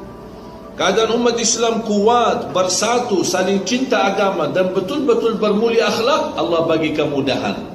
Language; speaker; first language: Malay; non-native, fluent; Arabic